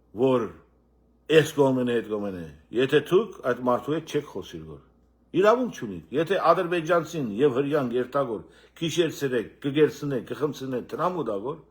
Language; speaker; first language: Armenian; early bilingual, heritage; Armenian